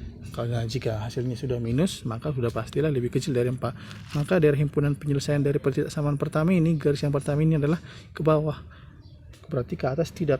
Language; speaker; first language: Indonesian; native; Indonesian